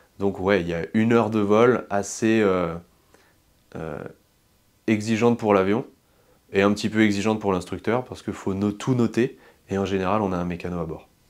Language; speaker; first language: French; native; French